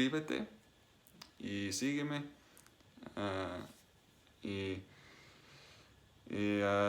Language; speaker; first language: Spanish; non-native, learner; English